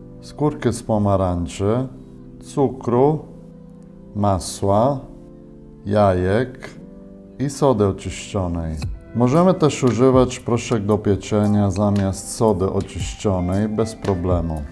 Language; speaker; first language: Polish; non-native, fluent; Italian